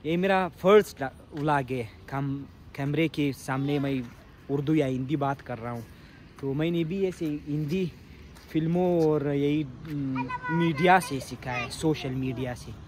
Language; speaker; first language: Hindi; non-native, learner; Pashto